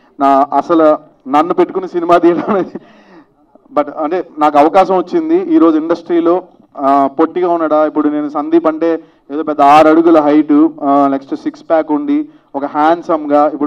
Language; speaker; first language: Telugu; native; Telugu